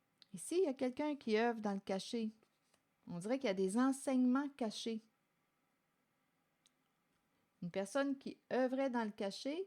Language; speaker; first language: French; native; French